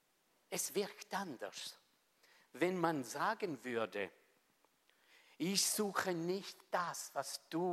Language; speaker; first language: German; non-native, fluent; Italian